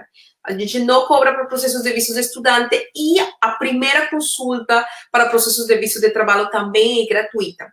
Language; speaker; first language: Portuguese; non-native, fluent; Spanish